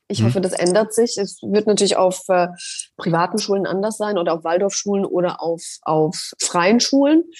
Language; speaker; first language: German; early bilingual, other home language; Polish